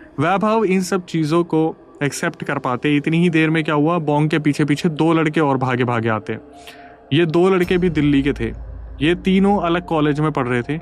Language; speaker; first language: Hindi; native; Hindi